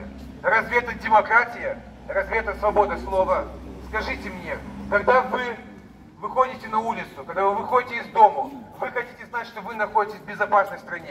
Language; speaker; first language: Russian; non-native, local second language; Romanian